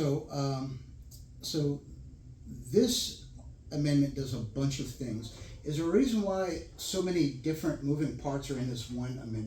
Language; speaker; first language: English; native; English